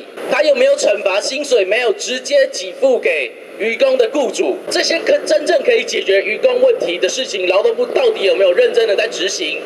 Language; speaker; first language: Chinese; native; Chinese